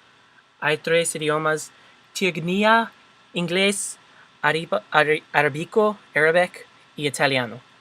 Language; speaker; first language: Spanish; non-native, learner; English